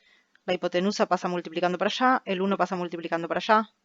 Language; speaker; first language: Spanish; native; Spanish